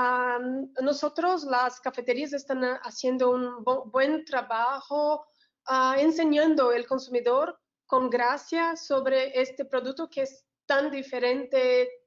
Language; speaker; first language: Spanish; non-native, learner; Portuguese